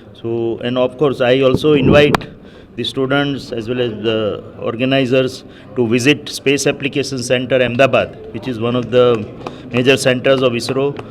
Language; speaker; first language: English; non-native, local second language; Gujarati